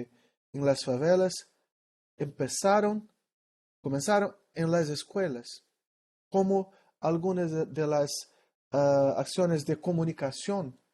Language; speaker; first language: Spanish; non-native, learner; Portuguese